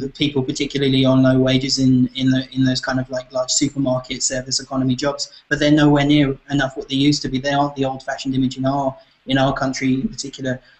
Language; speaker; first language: English; native; English